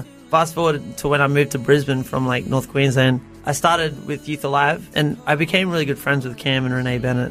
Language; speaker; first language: English; native; English